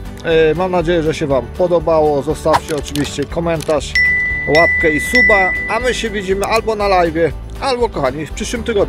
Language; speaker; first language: Polish; native; Polish